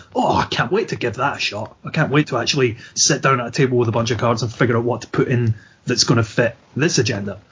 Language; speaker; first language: English; native; English